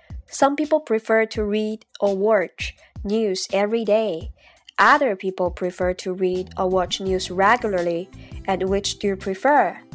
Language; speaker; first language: English; non-native, fluent; Chinese